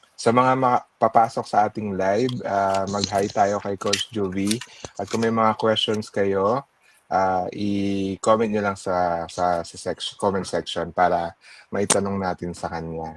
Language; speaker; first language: Filipino; native; Filipino